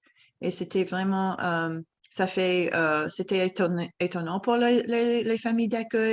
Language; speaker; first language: French; non-native, fluent; English